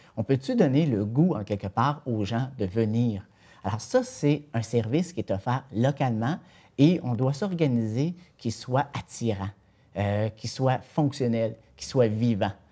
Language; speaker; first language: French; native; French